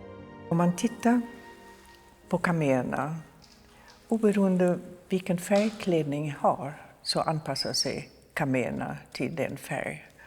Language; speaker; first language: Swedish; non-native, fluent; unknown